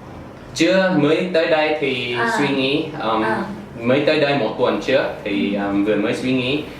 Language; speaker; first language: Vietnamese; non-native, fluent; English